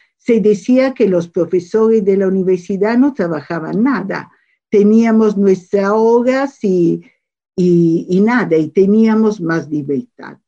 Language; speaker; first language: Spanish; non-native, fluent; Italian